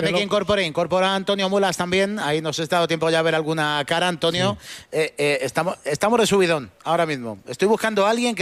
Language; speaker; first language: Spanish; native; Spanish